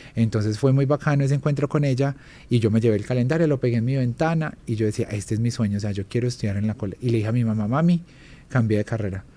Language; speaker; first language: Spanish; native; Spanish